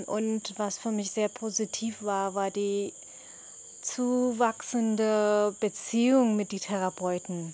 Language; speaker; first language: German; non-native, fluent; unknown